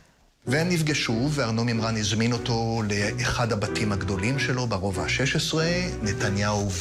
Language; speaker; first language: Hebrew; native; Hebrew